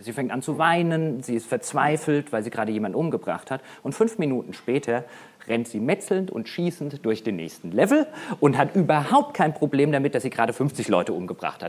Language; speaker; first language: German; native; German